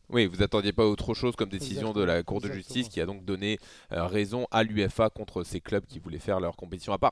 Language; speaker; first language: French; native; French